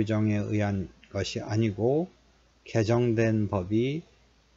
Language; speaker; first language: Korean; native; Korean